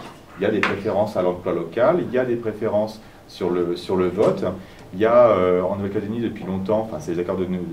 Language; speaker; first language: French; native; French